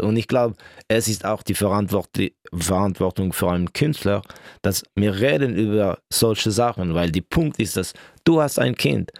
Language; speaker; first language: German; non-native, local second language; French